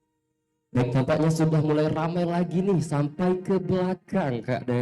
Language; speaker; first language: Indonesian; native; Indonesian